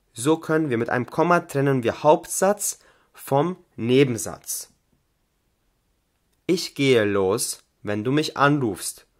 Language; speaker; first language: German; non-native, fluent; Albanian